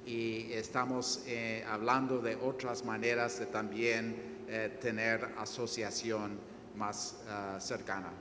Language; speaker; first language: Spanish; non-native, fluent; English